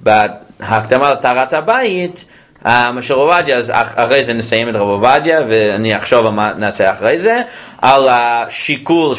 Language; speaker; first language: Hebrew; non-native, fluent; English